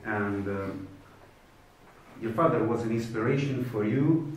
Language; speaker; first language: English; non-native, learner; Italian